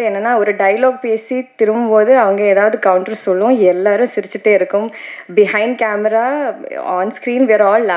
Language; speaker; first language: Tamil; non-native, learner; Malayalam